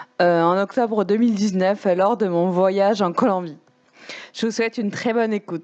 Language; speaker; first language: French; native; French